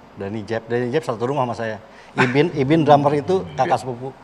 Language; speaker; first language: Indonesian; native; Indonesian